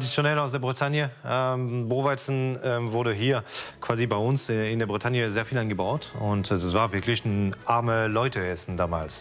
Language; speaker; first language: German; non-native, fluent; French